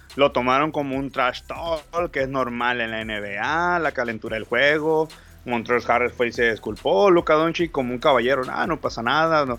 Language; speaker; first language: Spanish; native; Spanish